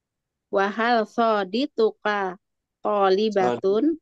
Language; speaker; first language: Arabic; non-native, learner; Indonesian